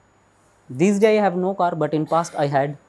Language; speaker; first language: English; non-native, local second language; Hindi